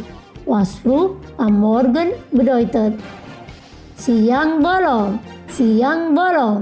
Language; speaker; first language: German; non-native, fluent; Indonesian